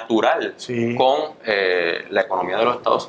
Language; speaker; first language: Spanish; native; Spanish